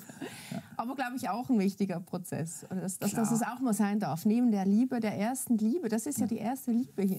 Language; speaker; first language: German; native; German